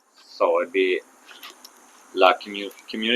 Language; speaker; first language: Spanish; non-native, learner; English